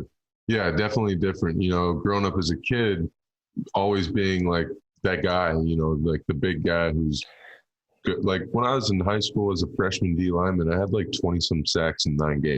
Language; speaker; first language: English; native; English